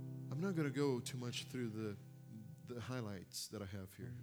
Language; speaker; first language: English; non-native, fluent; Portuguese